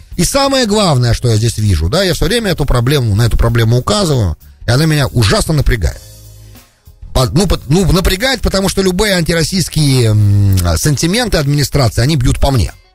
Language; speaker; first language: Russian; native; Russian